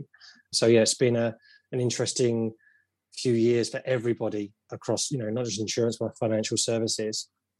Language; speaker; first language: English; native; English